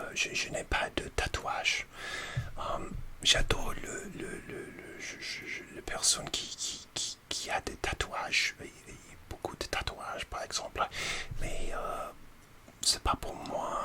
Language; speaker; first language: French; non-native, learner; English